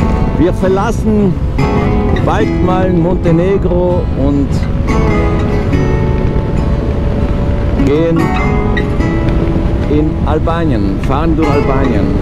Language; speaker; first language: German; non-native, fluent; French